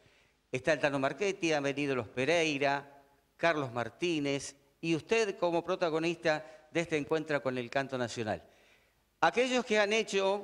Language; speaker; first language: Spanish; native; Spanish